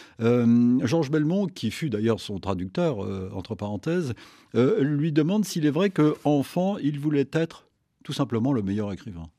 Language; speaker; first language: French; native; French